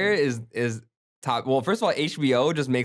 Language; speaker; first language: English; early bilingual, other home language; Gujarati